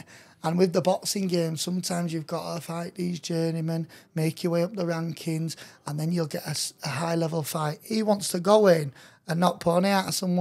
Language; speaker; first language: English; native; English